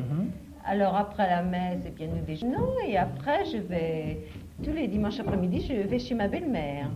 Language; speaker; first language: French; native; French